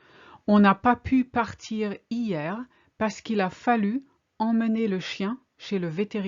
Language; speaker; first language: French; non-native, fluent; English